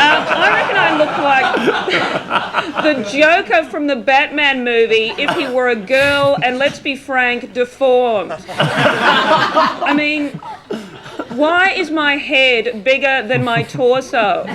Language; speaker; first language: English; native; English